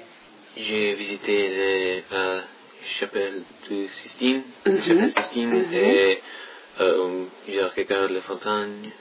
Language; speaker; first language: French; non-native, learner; English